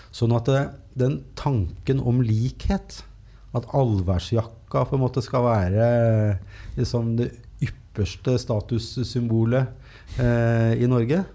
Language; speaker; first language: Norwegian; native; Norwegian